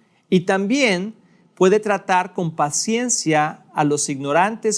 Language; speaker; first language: Spanish; native; Spanish